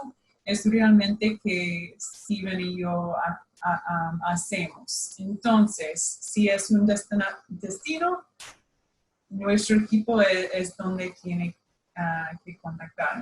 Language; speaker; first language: Spanish; non-native, fluent; English